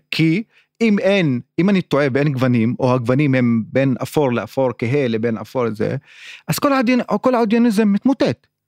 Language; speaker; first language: Hebrew; non-native, local second language; Arabic